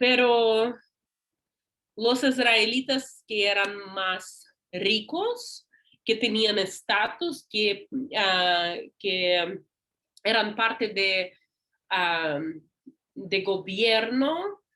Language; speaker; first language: Spanish; non-native, learner; English